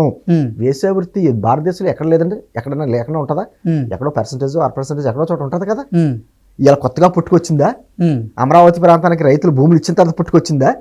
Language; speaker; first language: Telugu; native; Telugu